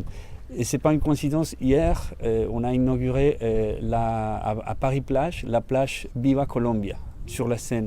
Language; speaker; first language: French; non-native, fluent; Spanish